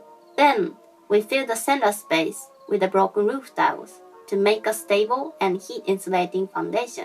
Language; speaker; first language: English; non-native, fluent; Japanese